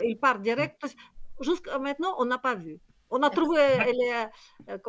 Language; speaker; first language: French; non-native, learner; Kyrgyz